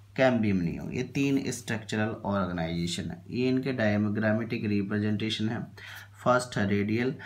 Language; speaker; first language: Hindi; native; Hindi